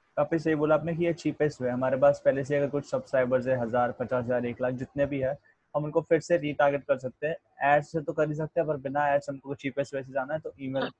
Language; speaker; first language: Hindi; native; Hindi